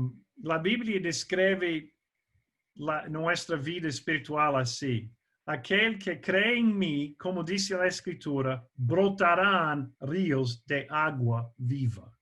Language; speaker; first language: Spanish; non-native, fluent; English